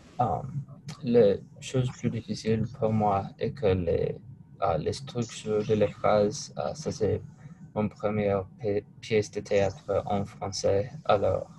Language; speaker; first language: French; non-native, learner; English